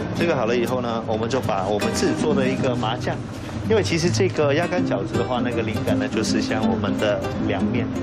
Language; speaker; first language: Chinese; non-native, local second language; Cantonese